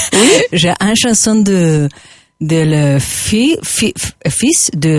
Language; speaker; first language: French; non-native, learner; Spanish